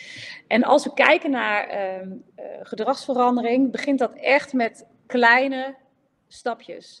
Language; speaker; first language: Dutch; native; Dutch